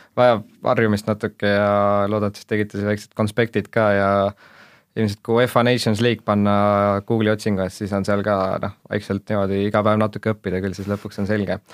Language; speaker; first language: Estonian; native; Estonian